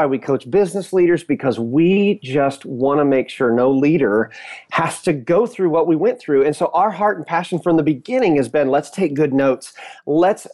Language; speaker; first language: English; native; English